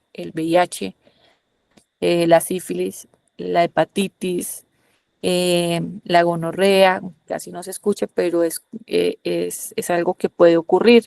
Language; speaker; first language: Spanish; native; Spanish